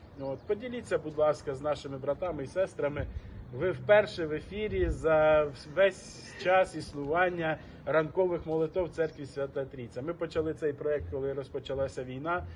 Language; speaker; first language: Ukrainian; non-native, local second language; Russian